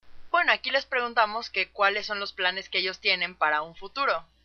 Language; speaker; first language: Spanish; native; Spanish